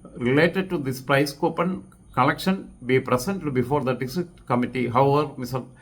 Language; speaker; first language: English; non-native, local second language; Malayalam